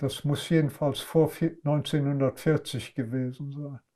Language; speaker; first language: German; non-native, local second language; Luxembourgish